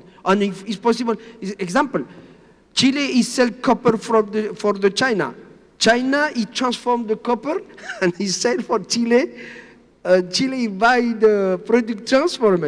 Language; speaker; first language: English; non-native, learner; Spanish